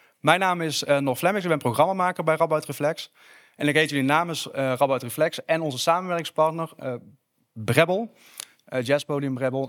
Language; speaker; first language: Dutch; native; Dutch